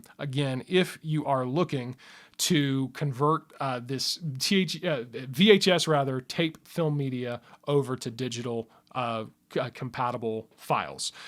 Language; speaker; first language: English; native; English